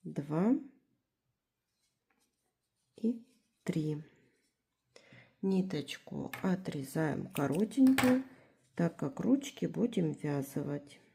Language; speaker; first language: Russian; native; Russian